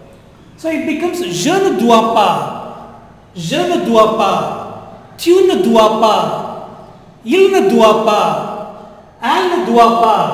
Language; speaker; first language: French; non-native, learner; Tamil